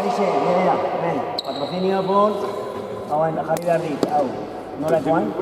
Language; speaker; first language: Basque; native; Basque